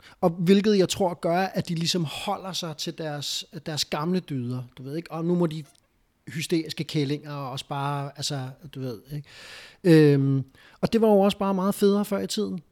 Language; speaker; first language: Danish; early bilingual, other home language; Spanish